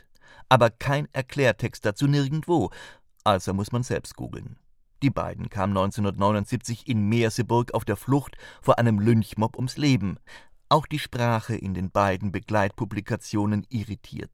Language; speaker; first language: German; native; German